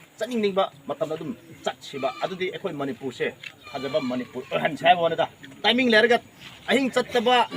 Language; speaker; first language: Manipuri; non-native, local second language; Rongmei Naga